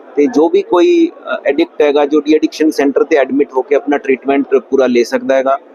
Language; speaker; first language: Hindi; non-native, local second language; Punjabi